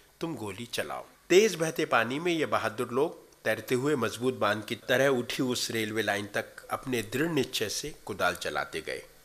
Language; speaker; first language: Hindi; native; Hindi